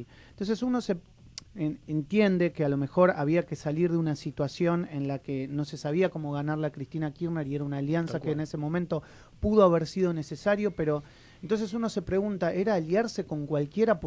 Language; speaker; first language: Spanish; native; Spanish